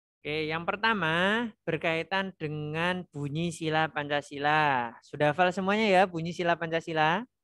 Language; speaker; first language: Indonesian; non-native, local second language; Javanese